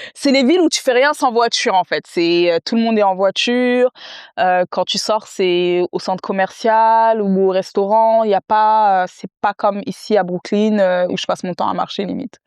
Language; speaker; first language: French; early bilingual, other home language; Wolof